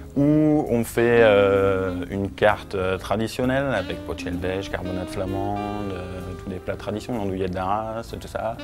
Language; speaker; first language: French; native; French